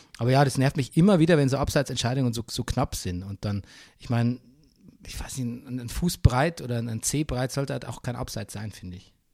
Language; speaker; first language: German; native; German